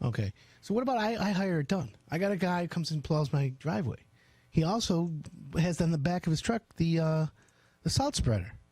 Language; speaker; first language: English; native; English